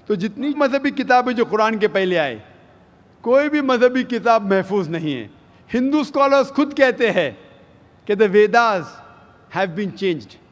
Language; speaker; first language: Hindi; native; Hindi